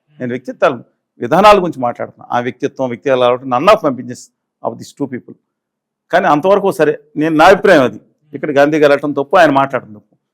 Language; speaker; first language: Telugu; native; Telugu